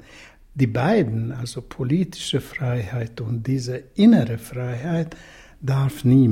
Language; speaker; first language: German; early bilingual, other home language; Russian